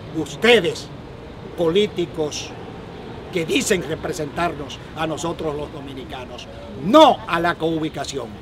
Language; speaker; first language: Spanish; native; Spanish